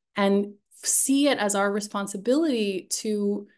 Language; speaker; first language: English; native; English